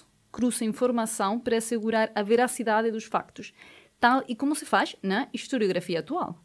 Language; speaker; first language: Portuguese; native; Portuguese